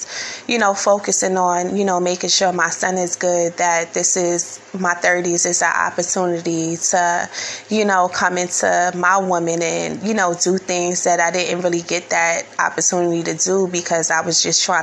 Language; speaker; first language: English; native; English